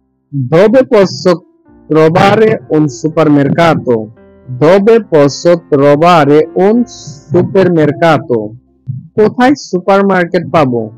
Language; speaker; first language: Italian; non-native, learner; Bangla